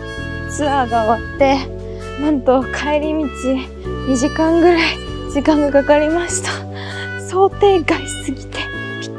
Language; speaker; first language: Japanese; native; Japanese